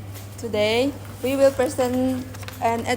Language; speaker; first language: English; non-native, learner; Indonesian